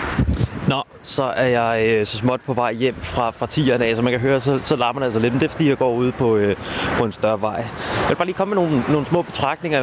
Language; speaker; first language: Danish; native; Danish